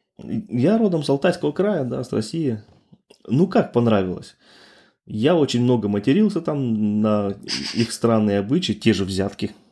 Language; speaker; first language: Russian; native; Russian